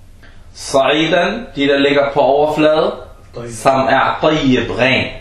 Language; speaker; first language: Danish; non-native, fluent; Arabic